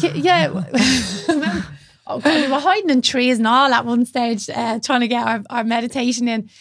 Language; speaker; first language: English; native; English